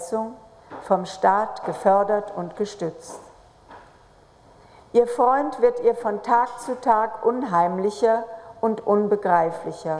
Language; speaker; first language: German; native; German